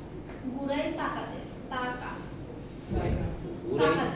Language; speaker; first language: Japanese; non-native, fluent; Bangla